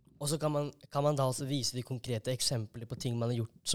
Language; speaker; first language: Norwegian; native; Norwegian